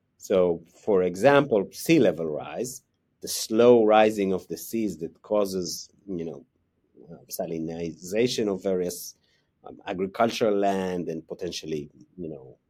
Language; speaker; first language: English; non-native, fluent; Hebrew